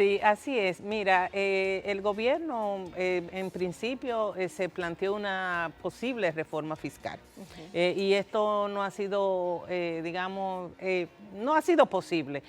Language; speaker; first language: Spanish; native; Spanish